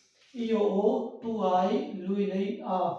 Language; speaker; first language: Italian; non-native, fluent; Hindi